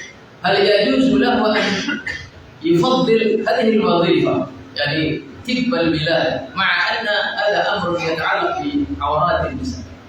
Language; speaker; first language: Arabic; non-native, fluent; Indonesian